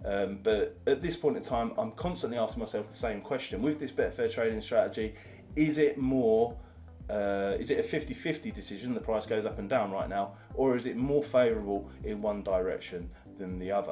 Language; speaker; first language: English; native; English